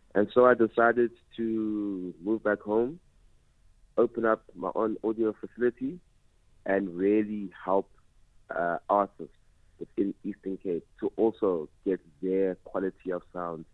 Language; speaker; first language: English; non-native, local second language; Xhosa